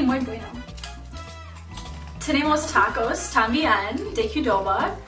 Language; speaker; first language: Spanish; non-native, learner; English